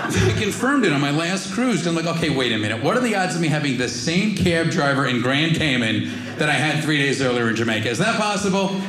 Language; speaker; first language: English; native; English